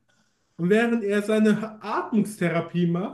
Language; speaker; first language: German; native; German